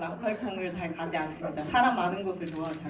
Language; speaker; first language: Korean; native; Korean